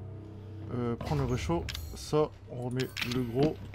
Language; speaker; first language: French; native; French